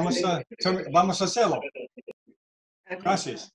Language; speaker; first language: Spanish; non-native, learner; English